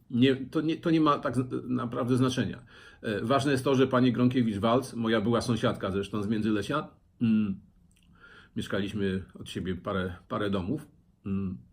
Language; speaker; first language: Polish; native; Polish